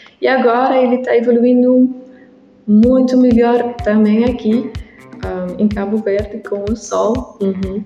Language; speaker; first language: Portuguese; non-native, learner; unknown